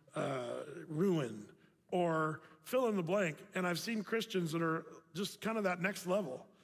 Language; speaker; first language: English; native; English